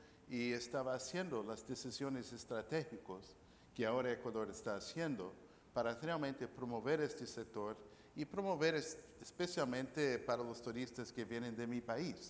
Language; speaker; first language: Spanish; non-native, fluent; English